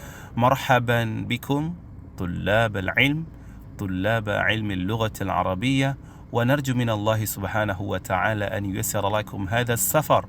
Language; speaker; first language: Arabic; non-native, fluent; Indonesian